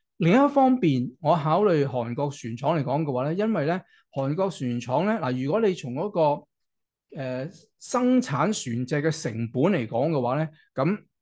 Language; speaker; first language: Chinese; non-native, local second language; Cantonese